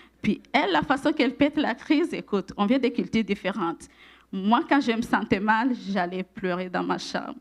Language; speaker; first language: French; non-native, local second language; Rundi